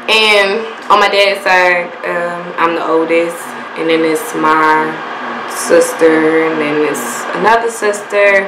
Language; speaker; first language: English; native; English